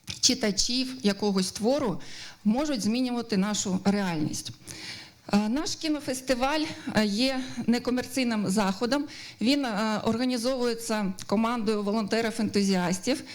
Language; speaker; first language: Ukrainian; native; Ukrainian